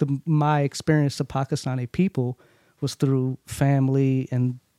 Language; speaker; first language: English; early bilingual, other home language; Urdu